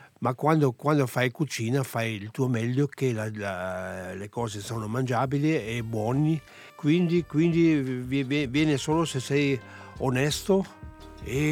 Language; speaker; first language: Italian; non-native, local second language; German